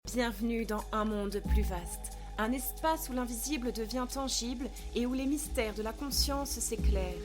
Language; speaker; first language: French; native; French